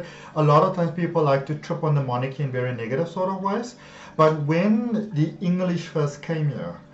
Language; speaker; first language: English; native; English